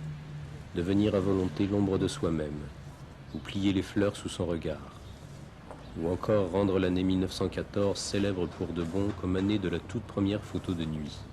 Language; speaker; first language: French; native; French